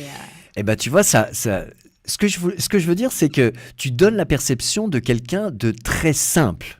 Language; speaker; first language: French; native; French